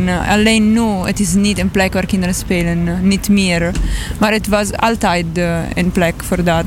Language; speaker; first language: Dutch; non-native, learner; Italian